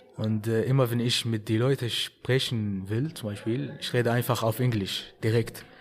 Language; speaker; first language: German; early bilingual, other home language; Arabic